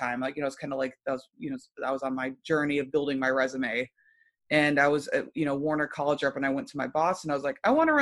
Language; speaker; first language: English; native; English